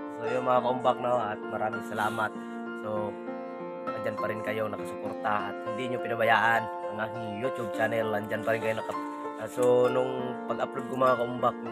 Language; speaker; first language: Filipino; non-native, local second language; Masbatenyo